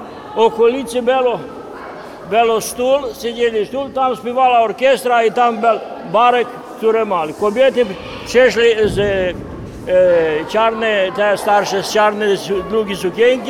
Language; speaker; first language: Polish; early bilingual, heritage; Polish